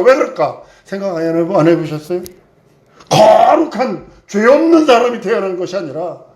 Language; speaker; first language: Korean; native; Korean